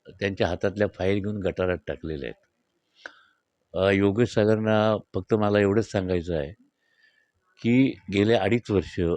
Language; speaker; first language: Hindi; non-native, local second language; Marathi